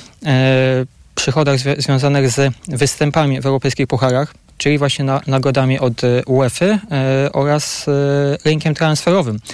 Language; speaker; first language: Polish; native; Polish